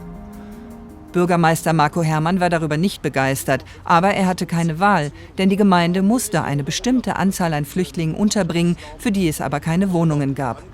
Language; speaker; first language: German; native; German